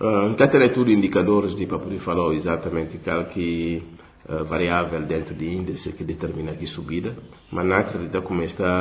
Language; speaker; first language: Portuguese; non-native, local second language; Upper Guinea Crioulo